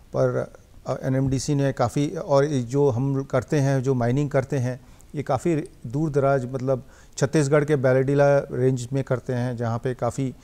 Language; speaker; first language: Hindi; non-native, local second language; Bangla